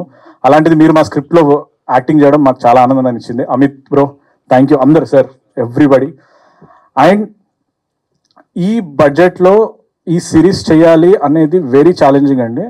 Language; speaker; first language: Telugu; native; Telugu